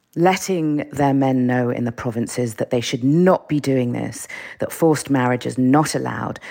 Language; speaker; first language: English; native; English